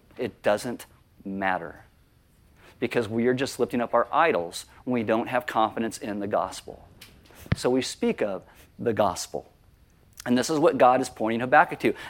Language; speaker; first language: English; native; English